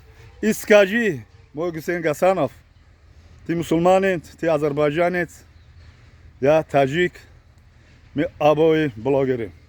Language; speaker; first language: Russian; non-native, learner; Tajik